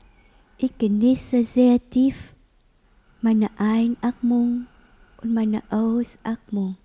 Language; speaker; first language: German; non-native, learner; Vietnamese